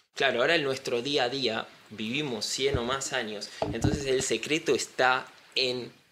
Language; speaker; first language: Spanish; native; Spanish